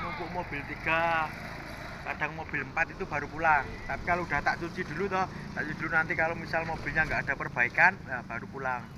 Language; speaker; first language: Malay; non-native, local second language; Javanese